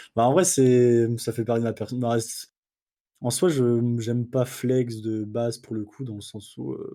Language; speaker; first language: French; native; French